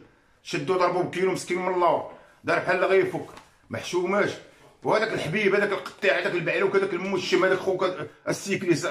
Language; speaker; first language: Arabic; native; Arabic